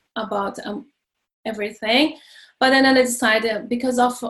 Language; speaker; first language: English; non-native, learner; Portuguese